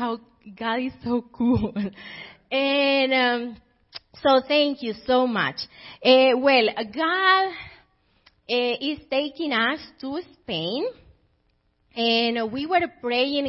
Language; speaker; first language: English; non-native, fluent; Spanish